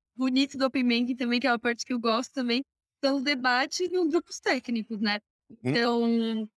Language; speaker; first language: Portuguese; native; Portuguese